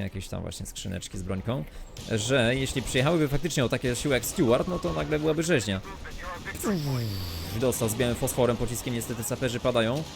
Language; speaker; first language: Polish; native; Polish